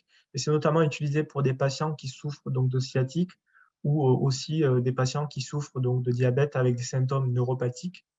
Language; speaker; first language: French; native; French